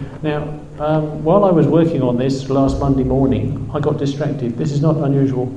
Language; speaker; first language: English; native; English